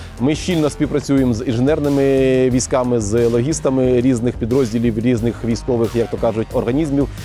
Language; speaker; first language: Ukrainian; native; Ukrainian